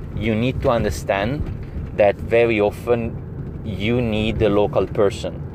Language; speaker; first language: English; non-native, fluent; Italian